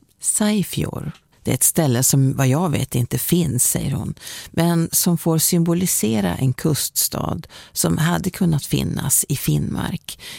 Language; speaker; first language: Swedish; native; Swedish